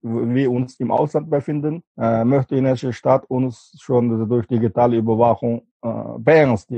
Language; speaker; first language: German; non-native, fluent; Uyghur